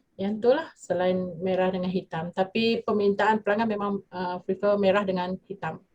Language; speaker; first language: Malay; non-native, local second language; Iban